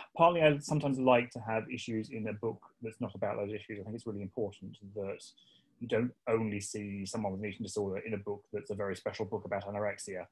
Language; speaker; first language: English; native; English